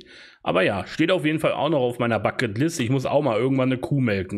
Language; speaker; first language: German; native; German